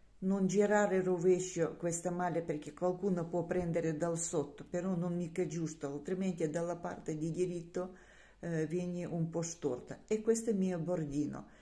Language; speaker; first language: Italian; non-native, learner; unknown